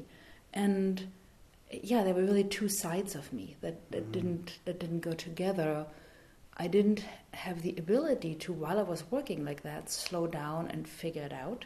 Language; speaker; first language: English; non-native, fluent; German